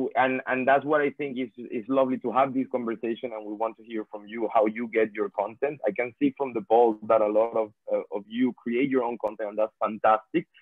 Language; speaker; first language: English; non-native, fluent; Spanish